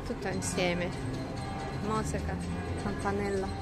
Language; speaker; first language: Italian; non-native, learner; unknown